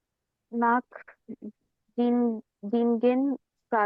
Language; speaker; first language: German; non-native, learner; Bangla